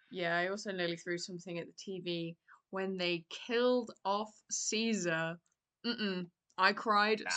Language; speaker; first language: English; native; English